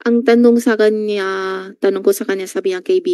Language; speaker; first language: Filipino; non-native, learner; Chinese